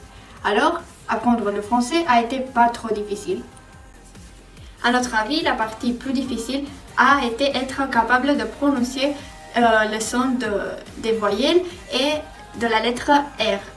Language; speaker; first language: French; non-native, learner; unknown